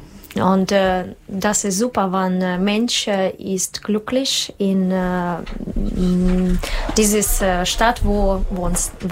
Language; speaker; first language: German; non-native, learner; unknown